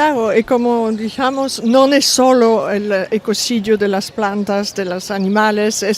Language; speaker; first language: Spanish; non-native, fluent; French